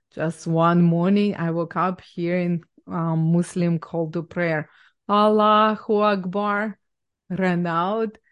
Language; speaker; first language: English; non-native, fluent; Ukrainian